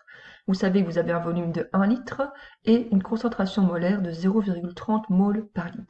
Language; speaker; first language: French; native; French